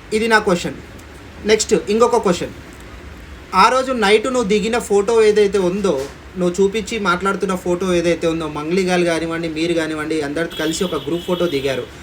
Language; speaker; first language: Telugu; non-native, local second language; Lambadi